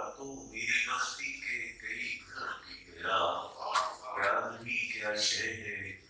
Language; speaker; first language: Urdu; native; Urdu